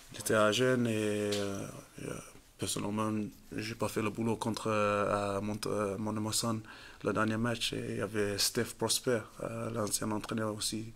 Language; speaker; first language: French; non-native, fluent; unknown